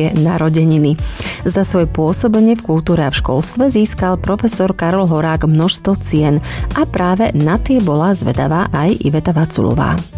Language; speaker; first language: Slovak; native; Slovak